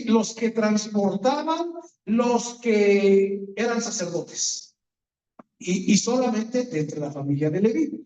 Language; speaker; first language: Spanish; native; Spanish